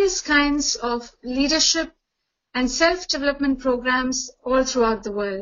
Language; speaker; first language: English; non-native, local second language; Tamil